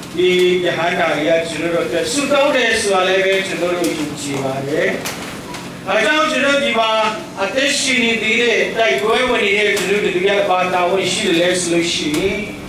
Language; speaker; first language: Burmese; non-native, local second language; Tedim Chin